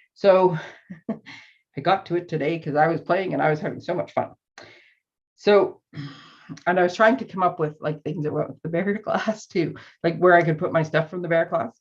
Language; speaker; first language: English; native; English